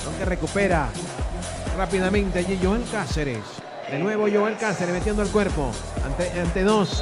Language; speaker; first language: Spanish; native; Spanish